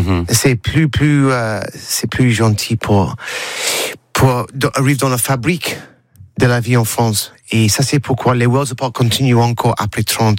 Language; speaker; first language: French; non-native, learner; English